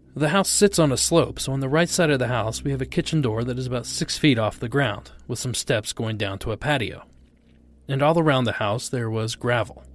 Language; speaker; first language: English; non-native, fluent; Portuguese